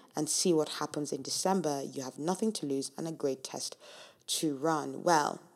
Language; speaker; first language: English; non-native, local second language; Yoruba